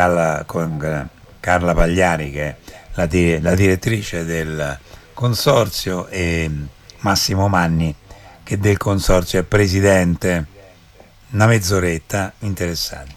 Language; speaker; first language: Italian; native; Italian